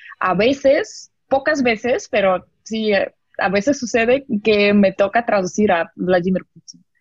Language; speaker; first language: Spanish; non-native, fluent; Russian